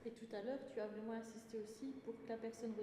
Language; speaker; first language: French; native; French